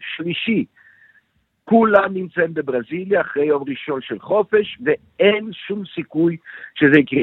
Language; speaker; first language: Hebrew; non-native, fluent; Portuguese